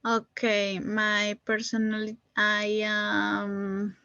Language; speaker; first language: English; non-native, learner; Spanish